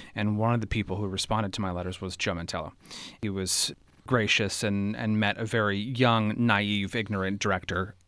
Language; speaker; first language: English; native; English